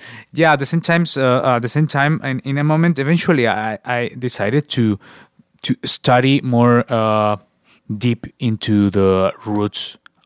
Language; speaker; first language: English; non-native, fluent; Spanish